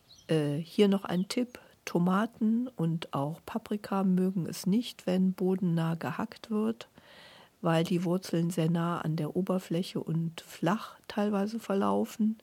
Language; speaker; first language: German; native; German